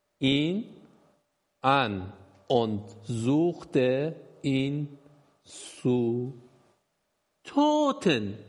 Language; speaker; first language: German; non-native, learner; Persian